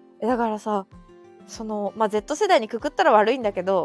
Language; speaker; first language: Japanese; native; Japanese